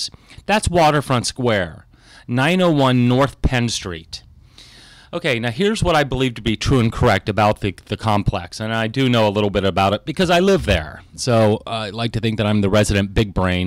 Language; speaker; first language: English; native; English